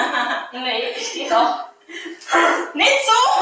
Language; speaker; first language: German; early bilingual, other home language; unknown